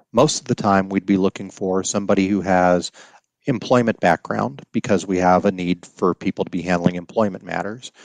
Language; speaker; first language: English; native; English